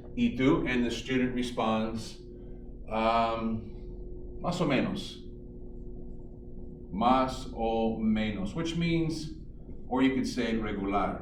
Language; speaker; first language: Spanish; non-native, fluent; English